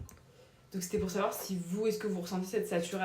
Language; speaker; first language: French; native; French